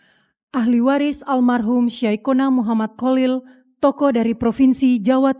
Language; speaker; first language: Indonesian; native; Indonesian